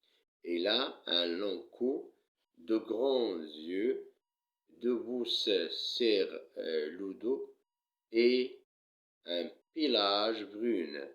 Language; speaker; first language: French; non-native, local second language; Arabic